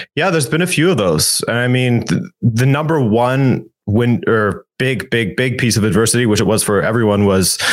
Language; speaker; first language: English; native; English